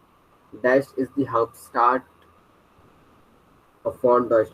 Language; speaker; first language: German; non-native, fluent; Hindi